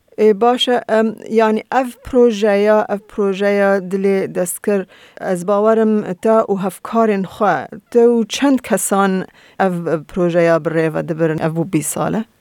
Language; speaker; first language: Kurdish; native; Kurdish